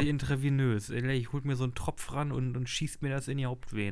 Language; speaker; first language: German; native; German